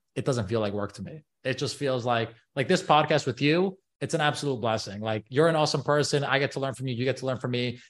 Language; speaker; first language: English; native; English